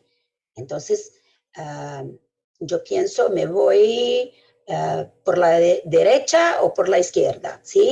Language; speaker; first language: Spanish; non-native, fluent; Portuguese